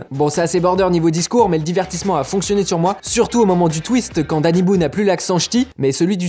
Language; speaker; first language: French; native; French